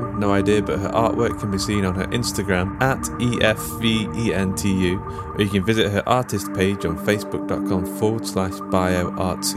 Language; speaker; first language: English; native; English